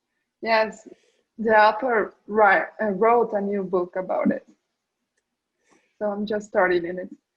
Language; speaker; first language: English; non-native, learner; Spanish